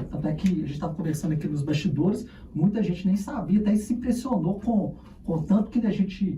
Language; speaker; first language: Portuguese; native; Portuguese